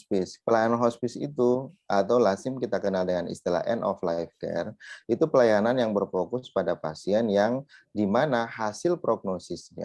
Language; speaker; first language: Indonesian; native; Indonesian